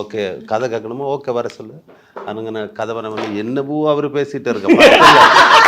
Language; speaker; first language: Tamil; non-native, learner; Malayalam